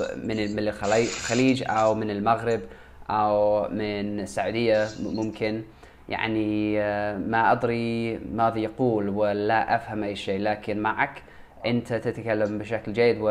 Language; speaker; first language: Arabic; non-native, learner; English